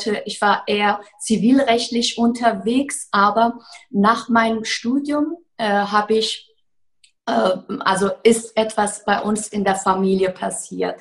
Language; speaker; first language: German; non-native, fluent; Persian